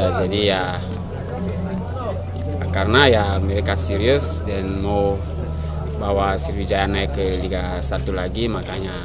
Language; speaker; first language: Indonesian; non-native, fluent; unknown